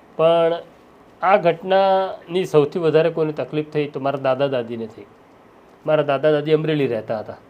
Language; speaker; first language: Gujarati; non-native, local second language; Marathi